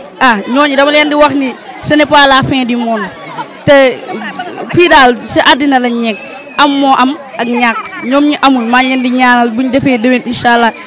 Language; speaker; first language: Wolof; native; Wolof